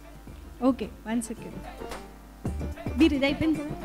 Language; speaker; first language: Telugu; native; Telugu